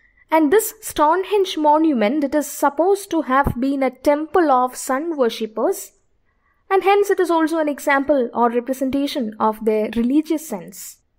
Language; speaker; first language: English; non-native, local second language; Malayalam